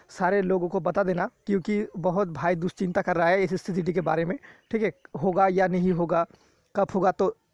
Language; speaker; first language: Hindi; non-native, local second language; Bangla